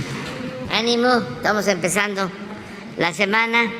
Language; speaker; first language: Spanish; native; Spanish